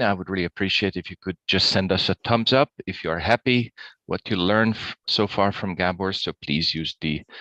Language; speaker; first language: English; non-native, fluent; Hungarian